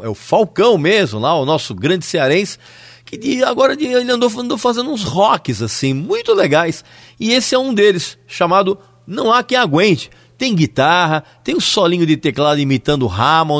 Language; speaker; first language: Portuguese; native; Portuguese